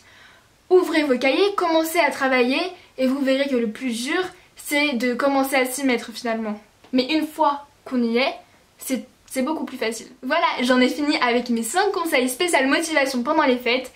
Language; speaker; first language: French; native; French